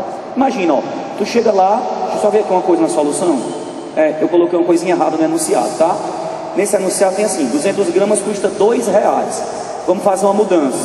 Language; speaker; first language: Portuguese; native; Portuguese